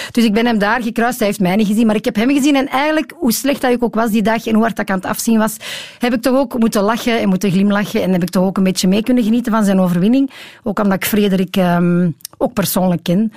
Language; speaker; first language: Dutch; native; Dutch